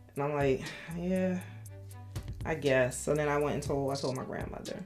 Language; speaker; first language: English; native; English